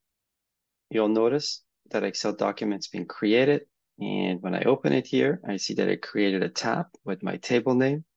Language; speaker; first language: English; native; English